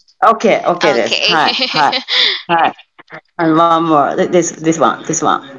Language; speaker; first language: English; non-native, learner; Japanese